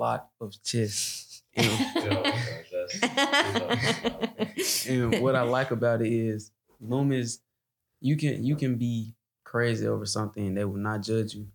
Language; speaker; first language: English; native; English